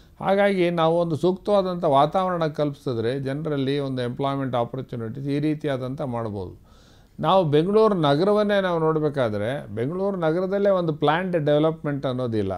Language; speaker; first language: Kannada; native; Kannada